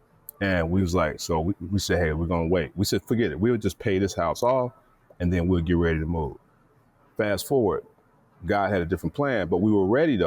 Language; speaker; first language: English; native; English